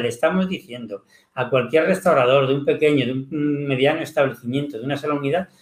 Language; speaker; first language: Spanish; native; Spanish